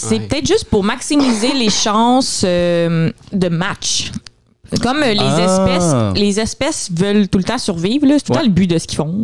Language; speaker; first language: French; native; French